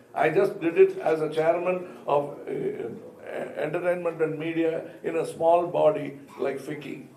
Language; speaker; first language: English; non-native, local second language; Tamil